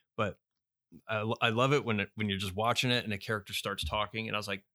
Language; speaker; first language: English; native; English